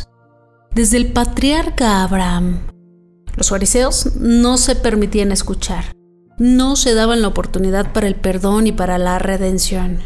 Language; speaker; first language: Spanish; native; Spanish